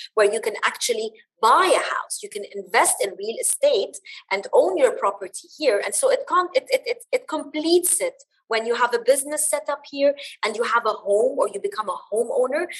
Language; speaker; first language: English; early bilingual, other home language; Arabic